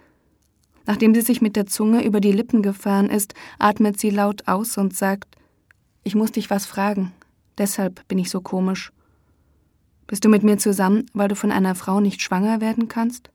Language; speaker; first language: German; native; German